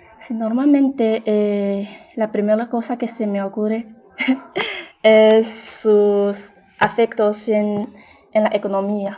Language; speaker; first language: Spanish; non-native, fluent; Chinese